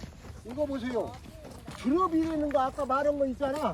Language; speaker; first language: Korean; native; Korean